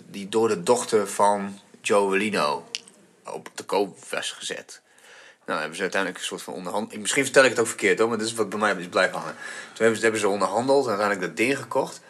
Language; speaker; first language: Dutch; early bilingual, other home language; Bulgarian